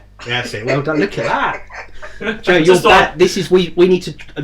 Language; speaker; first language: English; native; English